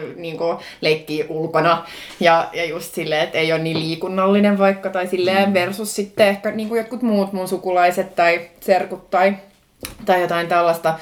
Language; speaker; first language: Finnish; non-native, local second language; Swedish